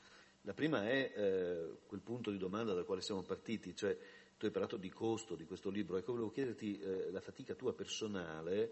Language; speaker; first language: Italian; native; Italian